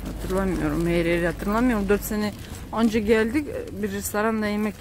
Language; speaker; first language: Turkish; non-native, fluent; Russian